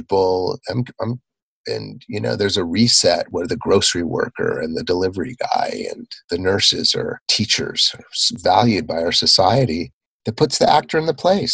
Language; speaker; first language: English; native; English